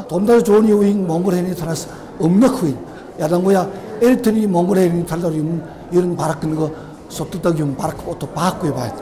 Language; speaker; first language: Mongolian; non-native, fluent; Korean